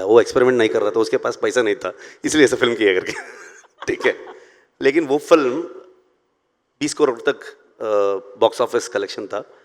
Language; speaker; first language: Hindi; non-native, local second language; Kannada